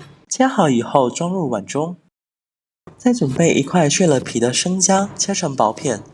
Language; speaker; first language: Chinese; native; Chinese